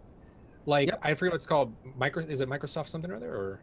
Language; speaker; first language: English; native; English